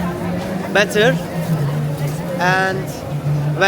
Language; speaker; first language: English; non-native, learner; Turkish